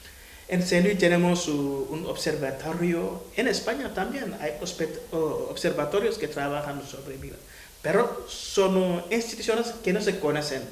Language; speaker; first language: Spanish; non-native, fluent; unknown